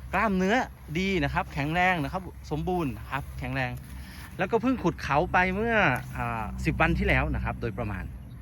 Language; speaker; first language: Thai; native; Thai